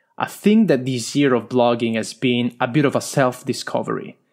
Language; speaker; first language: English; non-native, fluent; Italian